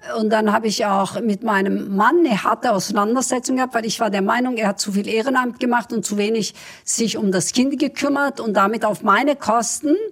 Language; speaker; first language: German; early bilingual, other home language; Kurdish